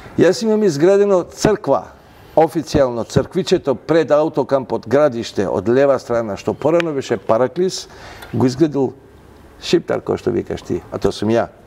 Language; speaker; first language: Macedonian; non-native, local second language; Albanian